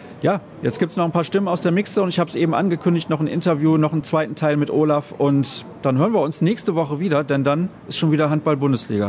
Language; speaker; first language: German; native; German